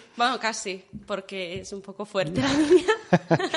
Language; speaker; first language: Spanish; non-native, fluent; Ukrainian